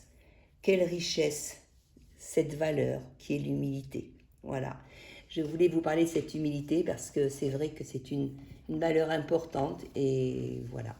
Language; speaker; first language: French; native; French